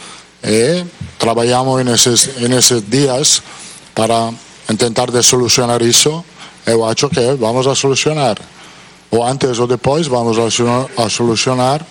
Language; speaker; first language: Portuguese; non-native, fluent; Italian